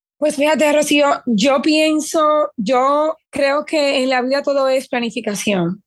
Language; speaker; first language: Spanish; native; Spanish